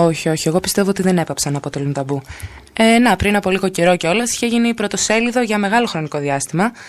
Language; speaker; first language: Greek; native; Greek